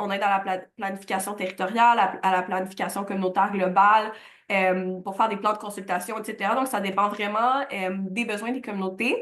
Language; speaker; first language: French; native; French